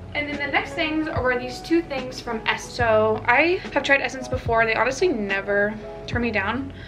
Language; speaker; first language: English; native; English